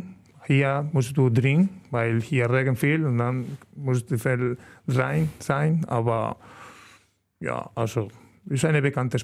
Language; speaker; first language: German; non-native, learner; Spanish